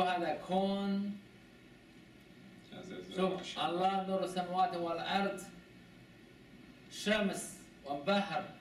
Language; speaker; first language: Arabic; non-native, learner; Chinese